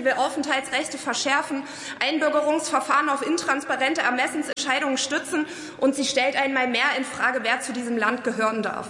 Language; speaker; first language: German; early bilingual, other home language; Arabic